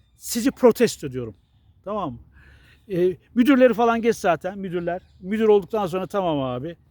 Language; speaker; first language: Turkish; native; Turkish